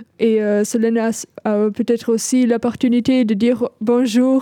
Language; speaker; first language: French; non-native, fluent; German